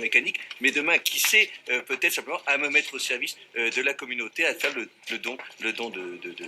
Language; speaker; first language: French; native; French